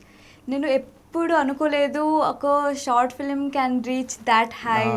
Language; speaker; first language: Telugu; non-native, local second language; Odia